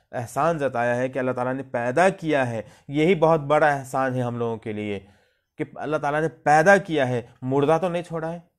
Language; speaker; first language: Hindi; native; Hindi